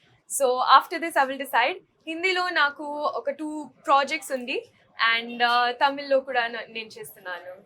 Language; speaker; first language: Telugu; non-native, learner; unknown